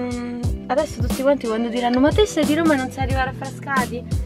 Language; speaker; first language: Italian; native; Italian